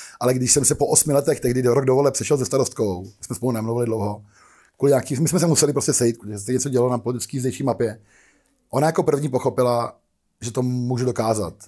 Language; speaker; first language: Czech; native; Czech